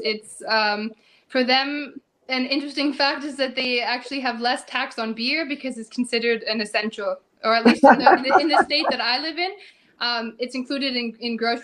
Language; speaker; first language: English; native; English